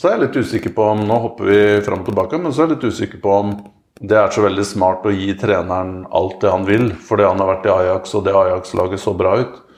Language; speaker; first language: Norwegian; native; Norwegian